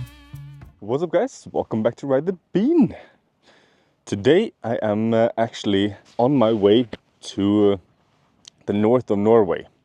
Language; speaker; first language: English; non-native, fluent; Norwegian